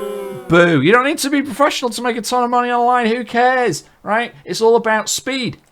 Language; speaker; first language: English; native; English